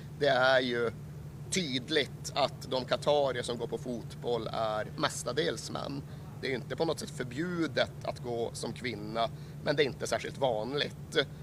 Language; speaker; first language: Swedish; native; Swedish